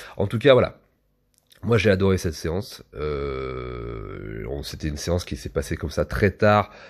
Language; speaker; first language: French; native; French